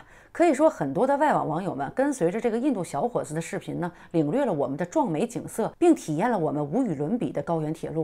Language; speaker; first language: Chinese; native; Chinese